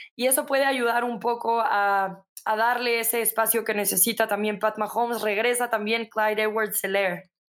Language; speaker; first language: Spanish; native; Spanish